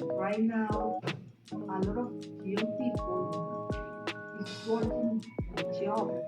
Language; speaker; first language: English; non-native, learner; Spanish